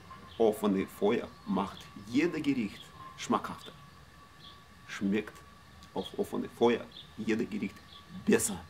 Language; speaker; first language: German; non-native, fluent; Russian